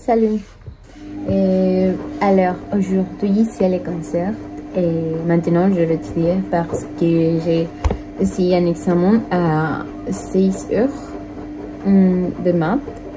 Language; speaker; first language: French; non-native, learner; Spanish